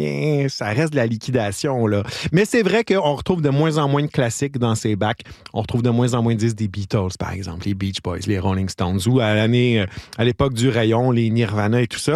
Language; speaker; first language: French; native; French